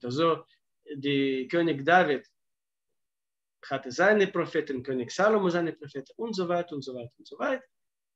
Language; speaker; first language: German; non-native, fluent; Russian